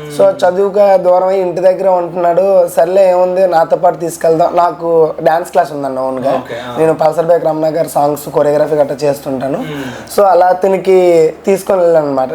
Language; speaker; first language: Telugu; native; Telugu